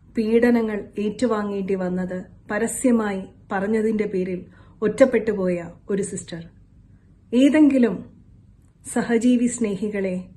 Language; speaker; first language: Malayalam; native; Malayalam